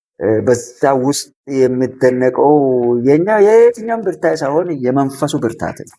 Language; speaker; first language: Amharic; non-native, local second language; Sidamo